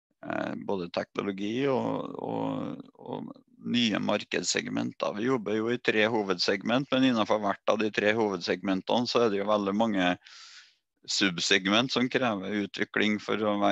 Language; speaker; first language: Norwegian; native; Norwegian